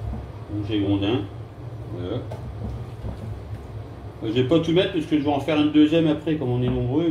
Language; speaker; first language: French; native; French